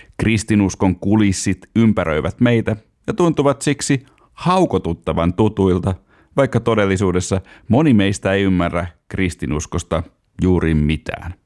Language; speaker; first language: Finnish; native; Finnish